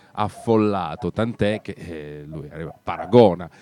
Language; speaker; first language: Italian; native; Italian